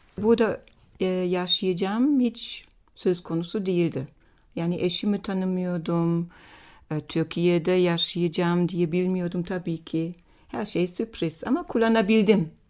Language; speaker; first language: Turkish; non-native, fluent; German